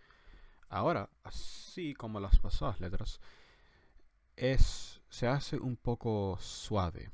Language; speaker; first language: Spanish; non-native, fluent; English